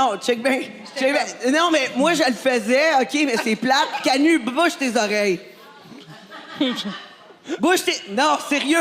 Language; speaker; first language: French; native; French